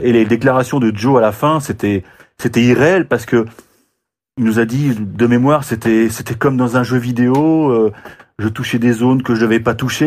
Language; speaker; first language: French; native; French